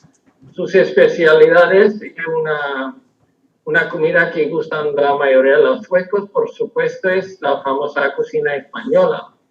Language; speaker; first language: Spanish; non-native, fluent; Swedish